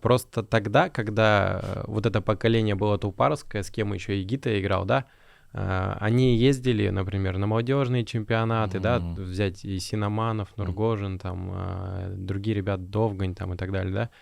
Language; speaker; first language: Russian; native; Russian